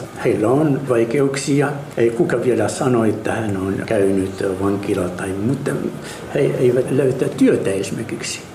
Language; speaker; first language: Finnish; non-native, learner; Arabic